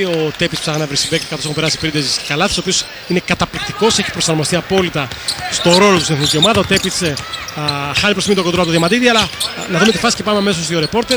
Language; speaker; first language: Greek; native; Greek